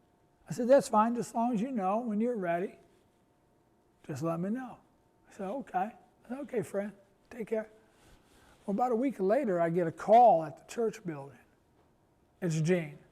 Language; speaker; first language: English; native; English